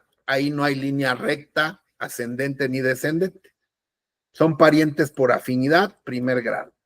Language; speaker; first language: Spanish; native; Spanish